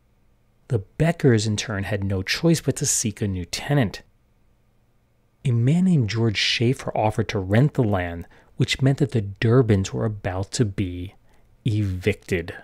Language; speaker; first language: English; native; English